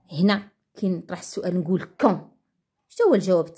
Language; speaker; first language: Arabic; native; Arabic